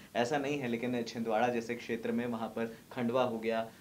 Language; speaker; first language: Hindi; native; Hindi